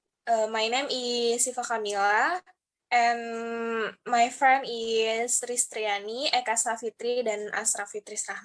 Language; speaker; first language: English; non-native, learner; Indonesian